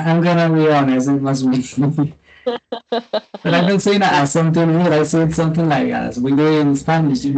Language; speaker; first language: English; non-native, fluent; Spanish